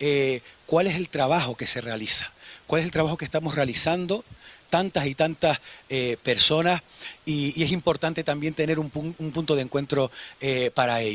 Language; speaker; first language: Spanish; native; Spanish